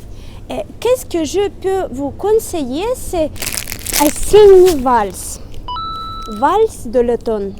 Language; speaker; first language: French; non-native, fluent; Russian